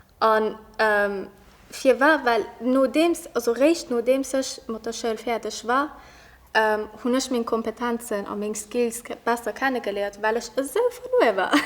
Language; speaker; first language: Luxembourgish; early bilingual, other home language; Persian